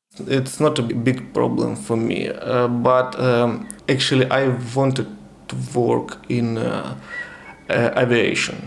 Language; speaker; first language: English; non-native, learner; Ukrainian